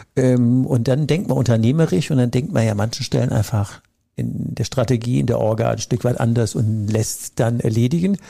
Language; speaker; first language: German; native; German